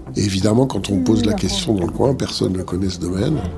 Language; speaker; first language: French; native; French